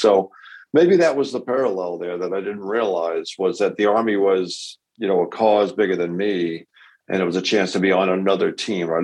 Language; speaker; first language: English; native; English